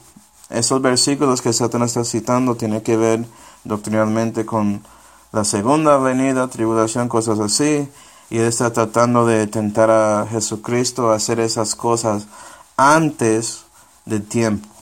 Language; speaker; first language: Spanish; non-native, fluent; English